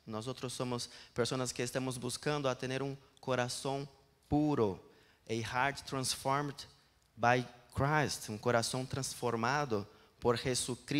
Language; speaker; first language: Spanish; non-native, learner; Portuguese